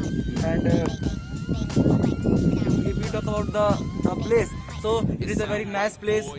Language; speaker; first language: English; non-native, learner; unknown